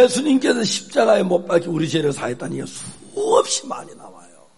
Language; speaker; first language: Korean; native; Korean